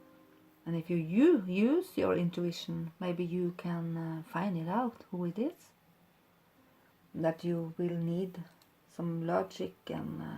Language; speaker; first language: English; non-native, fluent; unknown